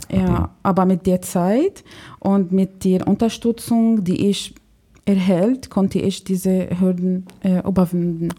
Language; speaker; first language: German; non-native, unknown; Arabic